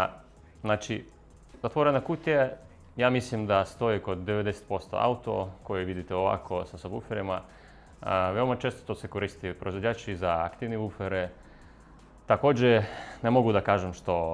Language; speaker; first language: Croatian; non-native, fluent; Russian